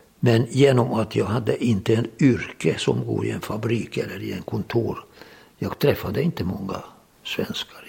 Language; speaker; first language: Swedish; non-native, fluent; Hungarian